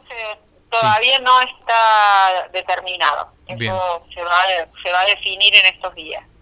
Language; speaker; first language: Spanish; native; Spanish